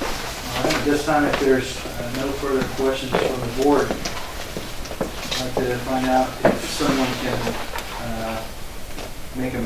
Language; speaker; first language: English; native; English